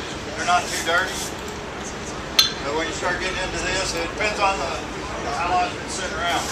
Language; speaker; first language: English; native; English